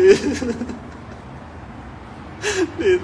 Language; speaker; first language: English; non-native, learner; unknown